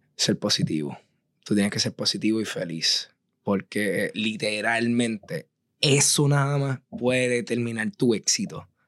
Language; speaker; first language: Spanish; native; Spanish